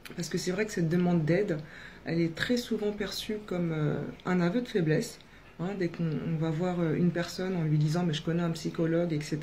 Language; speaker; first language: French; early bilingual, other home language; Soninke